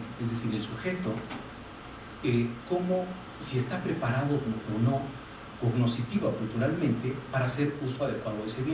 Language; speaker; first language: Spanish; native; Spanish